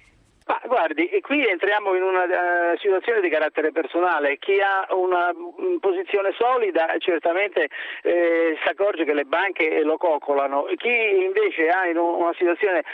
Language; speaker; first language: Italian; native; Italian